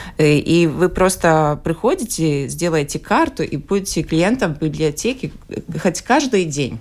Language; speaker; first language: Russian; non-native, local second language; Latvian